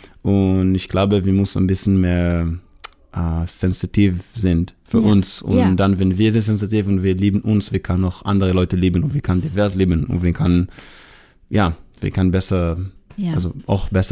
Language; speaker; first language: German; non-native, fluent; Hebrew